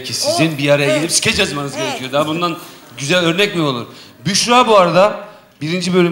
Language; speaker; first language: Turkish; native; Turkish